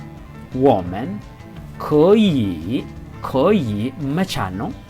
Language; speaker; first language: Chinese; non-native, fluent; Amharic